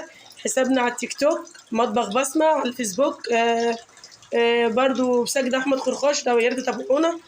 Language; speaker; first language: Arabic; native; Arabic